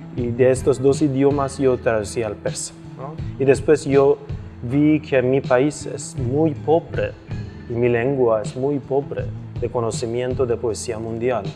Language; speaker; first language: Spanish; non-native, fluent; Persian